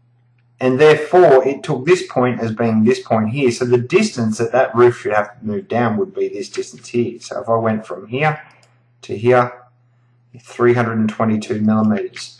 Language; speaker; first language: English; native; English